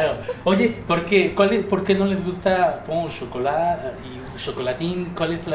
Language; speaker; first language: Spanish; native; Spanish